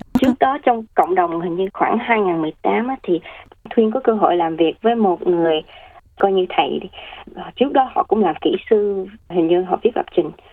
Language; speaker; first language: Vietnamese; early bilingual, heritage; Vietnamese